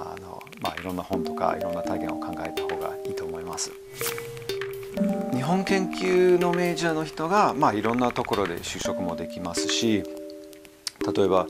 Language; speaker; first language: Japanese; non-native, fluent; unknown